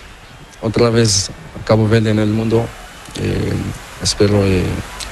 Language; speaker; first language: Spanish; non-native, learner; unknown